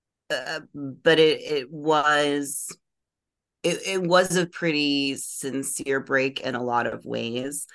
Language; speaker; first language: English; native; English